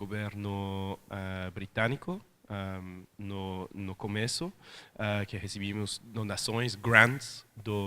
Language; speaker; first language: Portuguese; non-native, fluent; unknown